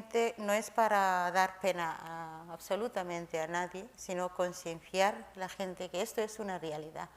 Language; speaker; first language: Spanish; non-native, fluent; Somali